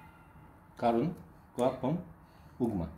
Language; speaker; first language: Cebuano; non-native, learner; Turkish